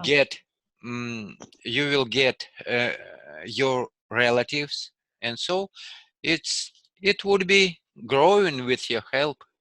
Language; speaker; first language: English; non-native, learner; Russian